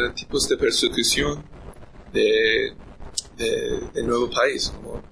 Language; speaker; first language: Spanish; non-native, learner; English